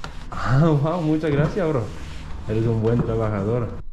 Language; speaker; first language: Spanish; non-native, learner; English